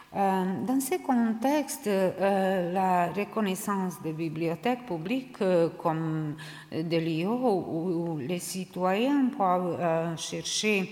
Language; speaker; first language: French; non-native, learner; Serbian